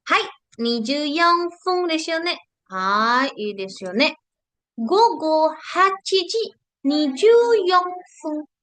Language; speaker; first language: Japanese; non-native, fluent; Indonesian